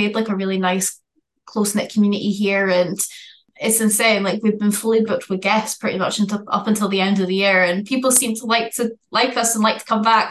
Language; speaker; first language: English; native; English